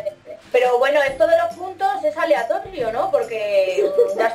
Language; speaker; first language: Spanish; native; Spanish